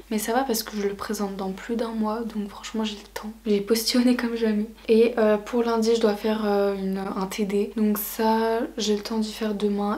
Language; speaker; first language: French; native; French